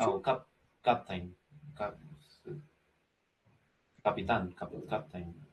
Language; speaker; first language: English; non-native, learner; Spanish